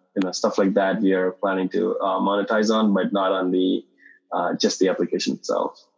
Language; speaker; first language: English; non-native, local second language; Tamil